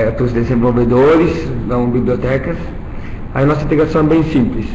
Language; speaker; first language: Portuguese; early bilingual, other home language; Italian